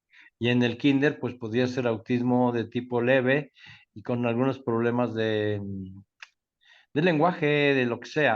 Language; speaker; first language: Spanish; native; Spanish